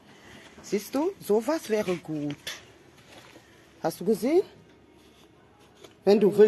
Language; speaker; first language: German; non-native, fluent; French